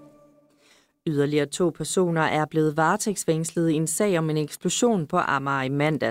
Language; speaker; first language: Danish; native; Danish